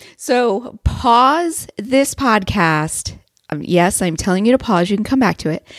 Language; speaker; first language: English; native; English